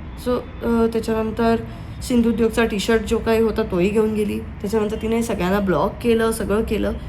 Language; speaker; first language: Marathi; native; Marathi